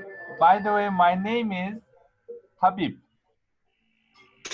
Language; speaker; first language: English; non-native, fluent; Arabic